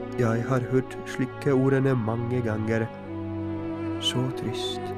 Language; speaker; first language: Norwegian; non-native, fluent; Polish